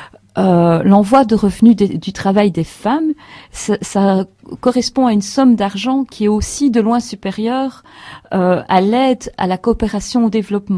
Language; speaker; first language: French; native; French